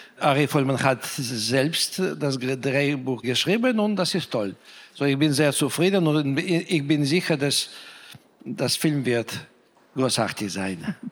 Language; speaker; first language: German; non-native, fluent; Russian